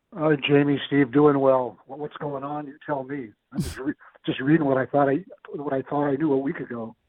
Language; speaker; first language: English; native; English